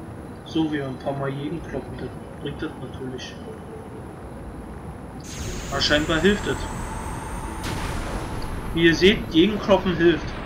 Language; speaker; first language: German; native; German